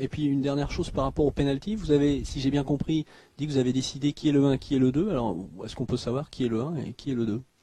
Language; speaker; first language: French; native; French